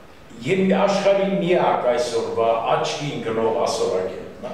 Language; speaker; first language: Armenian; non-native, local second language; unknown